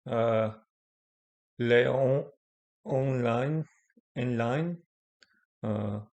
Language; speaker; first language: French; non-native, learner; English